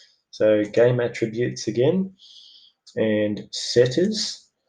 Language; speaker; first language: English; native; English